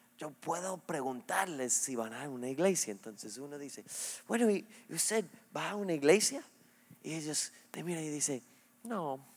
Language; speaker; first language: Spanish; non-native, fluent; English